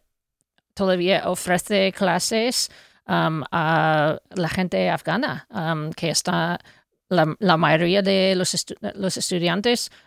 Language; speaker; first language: Spanish; non-native, fluent; English